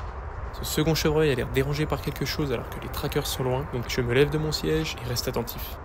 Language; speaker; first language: French; native; French